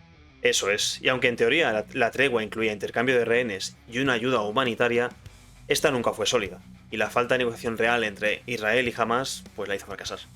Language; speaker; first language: Spanish; native; Spanish